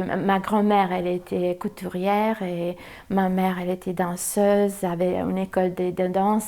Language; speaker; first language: French; non-native, fluent; Italian